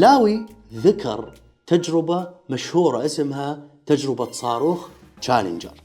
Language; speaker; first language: Arabic; native; Arabic